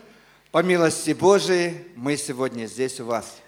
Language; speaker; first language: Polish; non-native, learner; Russian